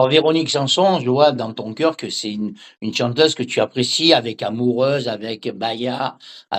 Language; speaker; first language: French; native; French